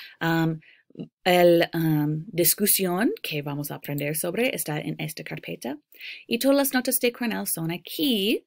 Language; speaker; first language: Spanish; non-native, fluent; English